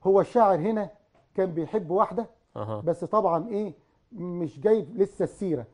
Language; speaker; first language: Arabic; native; Arabic